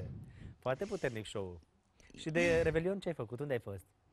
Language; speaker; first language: Romanian; native; Romanian